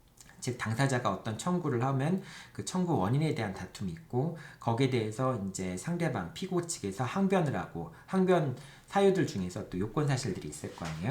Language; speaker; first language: Korean; native; Korean